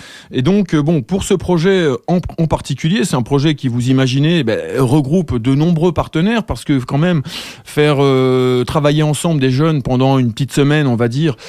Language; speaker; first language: French; native; French